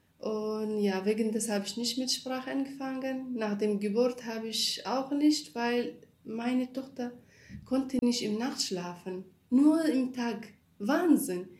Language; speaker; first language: German; non-native, learner; Kurdish